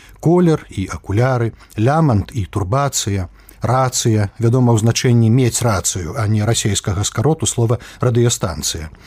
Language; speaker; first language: Belarusian; native; Belarusian